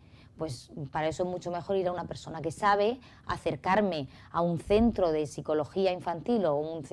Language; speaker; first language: Spanish; native; Spanish